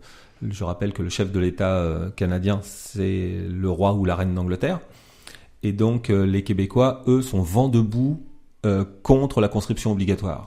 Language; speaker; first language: French; native; French